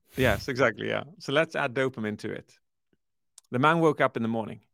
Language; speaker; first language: English; early bilingual, other home language; Swedish